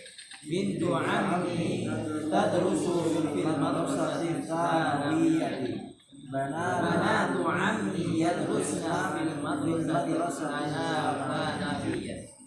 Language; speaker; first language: Arabic; non-native, learner; Indonesian